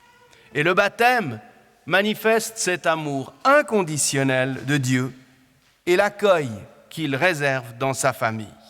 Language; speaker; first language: French; native; French